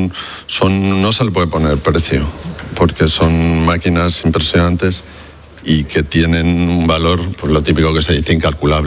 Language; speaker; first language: Spanish; native; Spanish